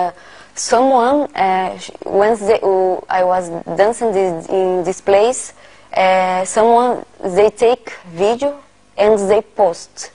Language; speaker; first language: English; non-native, learner; Portuguese